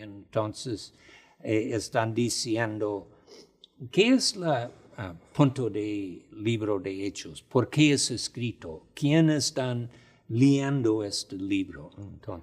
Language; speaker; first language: Spanish; non-native, fluent; English